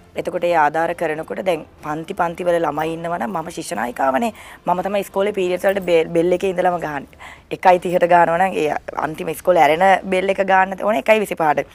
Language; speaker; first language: Sinhala; native; Sinhala